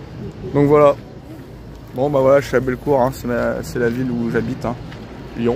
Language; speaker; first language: French; native; French